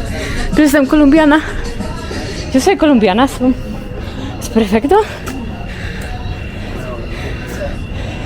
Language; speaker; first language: Spanish; non-native, learner; Polish